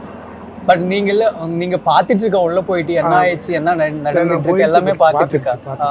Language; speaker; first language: Tamil; non-native, learner; Telugu